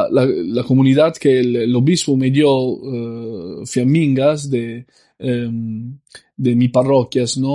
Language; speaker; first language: Spanish; non-native, fluent; Italian